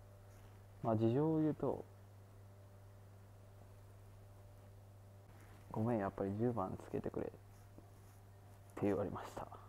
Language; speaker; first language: Japanese; native; Japanese